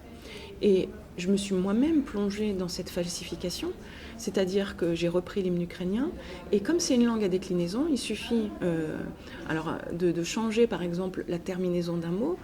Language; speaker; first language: French; native; French